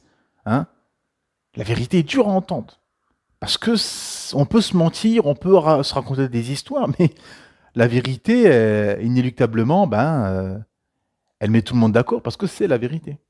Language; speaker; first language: French; native; French